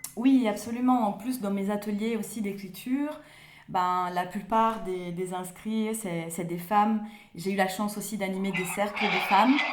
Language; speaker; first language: French; non-native, fluent; Italian